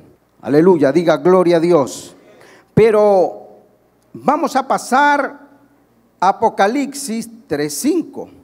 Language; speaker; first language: Spanish; native; Spanish